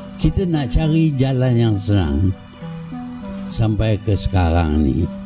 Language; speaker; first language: Malay; native; Malay